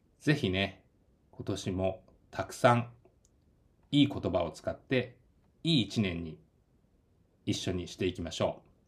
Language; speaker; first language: Japanese; native; Japanese